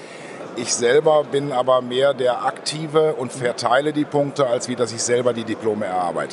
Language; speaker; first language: German; native; German